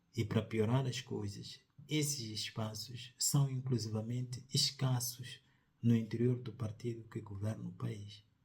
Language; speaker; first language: Portuguese; non-native, local second language; Tsonga